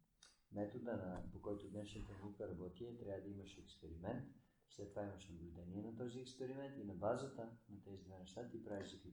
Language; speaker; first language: Bulgarian; native; Bulgarian